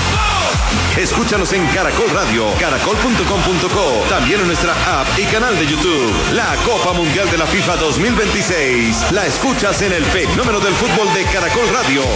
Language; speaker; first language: Spanish; native; Spanish